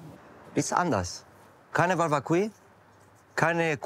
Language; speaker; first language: German; non-native, learner; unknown